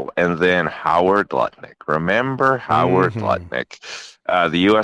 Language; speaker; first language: English; native; English